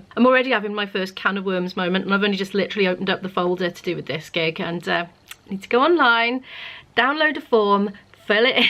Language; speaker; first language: English; native; English